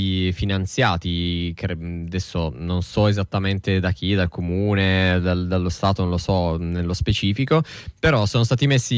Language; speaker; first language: Italian; native; Italian